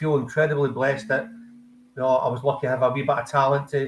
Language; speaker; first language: English; native; English